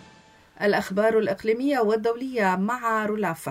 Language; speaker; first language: Arabic; native; Arabic